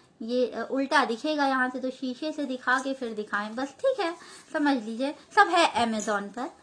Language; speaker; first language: Hindi; native; Hindi